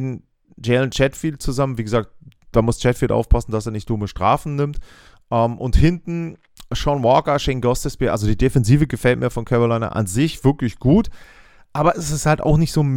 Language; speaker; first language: German; native; German